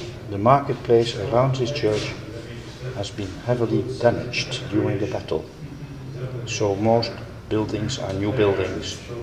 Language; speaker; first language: English; non-native, fluent; Dutch